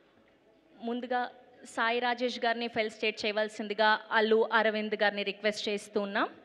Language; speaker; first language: Telugu; native; Telugu